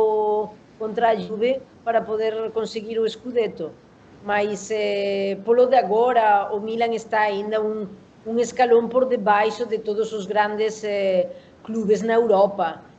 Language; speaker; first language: Portuguese; non-native, learner; Spanish